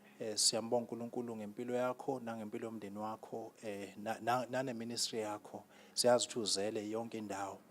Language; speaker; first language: Zulu; native; Zulu